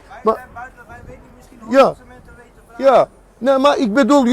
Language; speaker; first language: Dutch; non-native, learner; Azerbaijani